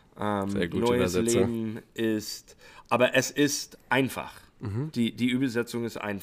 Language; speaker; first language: German; non-native, fluent; English